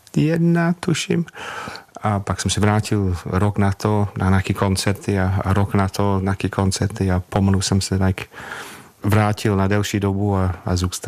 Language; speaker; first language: Czech; non-native, fluent; English